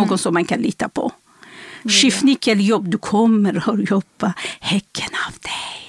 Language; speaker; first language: Swedish; non-native, fluent; Persian